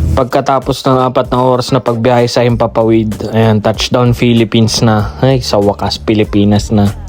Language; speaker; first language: Filipino; native; Filipino